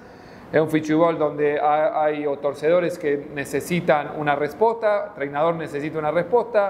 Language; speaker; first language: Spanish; non-native, fluent; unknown